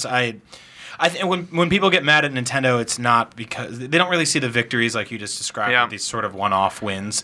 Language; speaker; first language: English; early bilingual, other home language; Italian